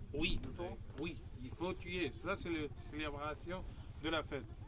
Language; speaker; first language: French; non-native, fluent; Arabic